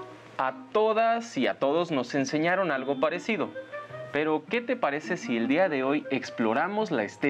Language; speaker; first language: Spanish; native; Spanish